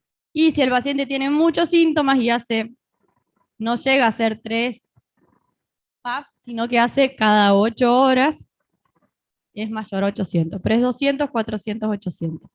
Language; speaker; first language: Spanish; native; Spanish